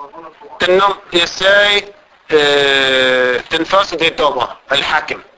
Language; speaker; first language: Danish; non-native, fluent; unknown